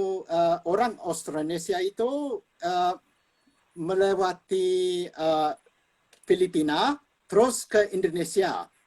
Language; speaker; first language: Indonesian; non-native, fluent; English